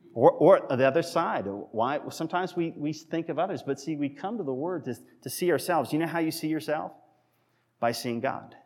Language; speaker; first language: English; native; English